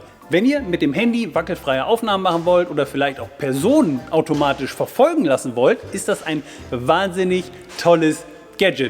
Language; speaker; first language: German; native; German